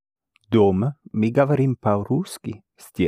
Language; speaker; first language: Russian; non-native, learner; English